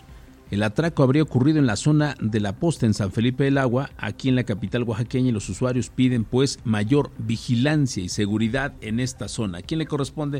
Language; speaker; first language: Spanish; native; Spanish